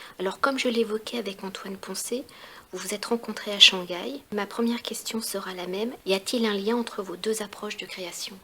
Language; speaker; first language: French; native; French